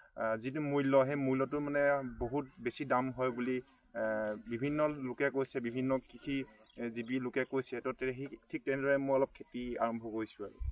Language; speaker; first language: Assamese; native; Assamese